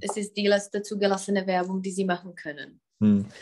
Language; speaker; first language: German; non-native, fluent; Czech